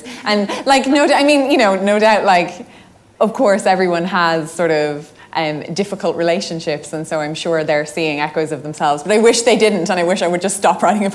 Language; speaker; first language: English; native; English